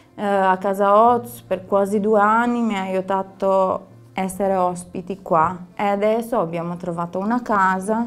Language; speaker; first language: Italian; non-native, learner; Albanian